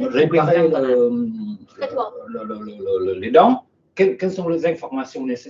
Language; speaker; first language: French; non-native, fluent; Vietnamese